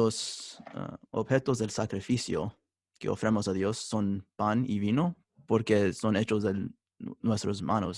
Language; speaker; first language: Spanish; early bilingual, heritage; Spanish